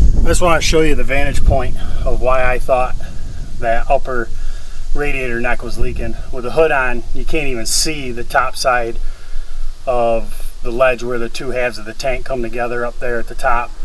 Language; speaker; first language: English; native; English